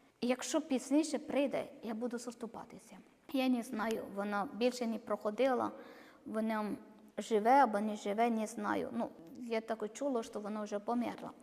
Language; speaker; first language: Ukrainian; non-native, learner; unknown